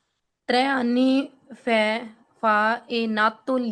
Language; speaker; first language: Italian; non-native, learner; Punjabi